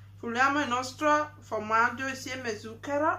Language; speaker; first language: Italian; non-native, learner; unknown